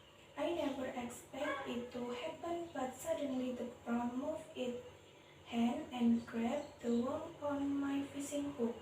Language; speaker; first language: English; non-native, learner; Indonesian